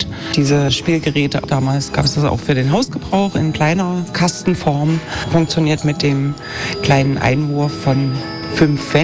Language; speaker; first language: German; native; German